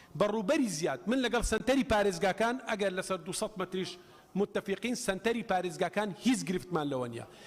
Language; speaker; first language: Central Kurdish; native; Central Kurdish